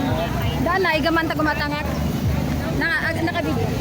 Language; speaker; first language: Filipino; non-native, local second language; Cebuano